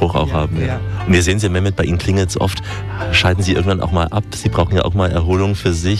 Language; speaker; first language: German; native; German